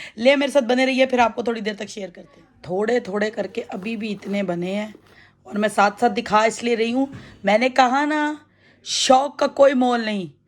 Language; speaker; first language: Urdu; non-native, local second language; Punjabi